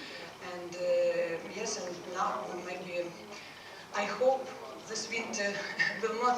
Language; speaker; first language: English; non-native, learner; Ukrainian